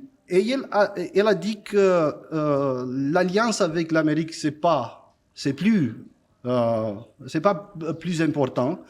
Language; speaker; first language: French; non-native, fluent; Romanian